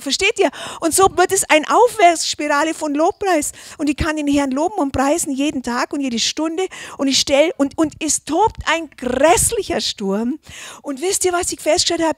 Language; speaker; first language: German; native; German